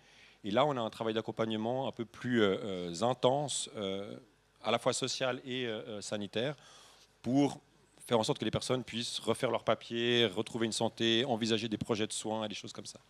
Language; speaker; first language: French; native; French